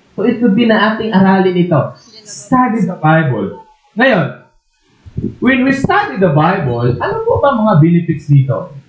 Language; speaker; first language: Filipino; non-native, local second language; Waray